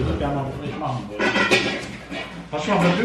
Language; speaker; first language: German; native; German